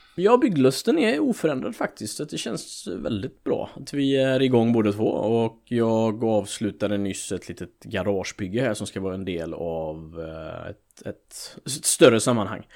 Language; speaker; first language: Swedish; native; Swedish